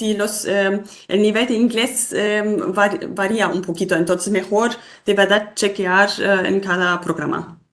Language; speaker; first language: Spanish; non-native, fluent; German